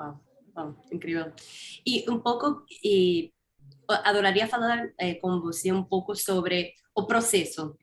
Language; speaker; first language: Portuguese; non-native, fluent; Spanish